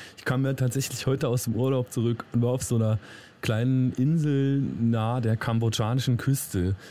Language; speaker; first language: German; native; German